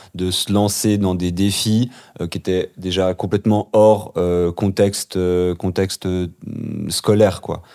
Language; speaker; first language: French; native; French